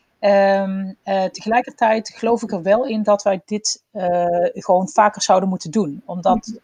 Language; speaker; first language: Dutch; native; Dutch